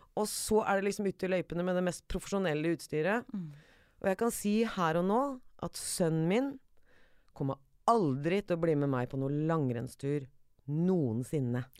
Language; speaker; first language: Norwegian; early bilingual, other home language; Persian